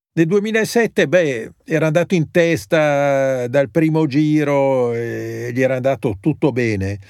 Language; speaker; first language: Italian; native; Italian